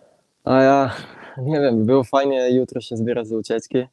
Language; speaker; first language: Polish; non-native, fluent; Italian